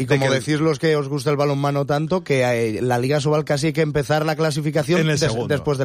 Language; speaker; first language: Spanish; native; Spanish